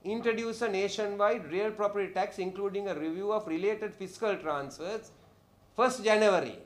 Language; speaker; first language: English; non-native, local second language; Sinhala